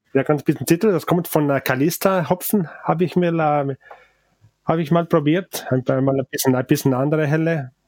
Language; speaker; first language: German; non-native, local second language; Ladin